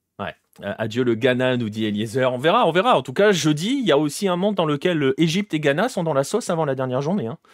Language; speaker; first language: French; native; French